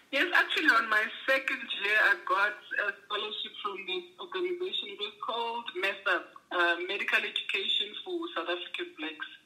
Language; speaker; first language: English; non-native, local second language; Xhosa